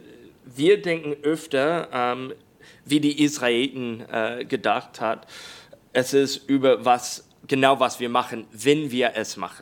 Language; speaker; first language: German; non-native, learner; English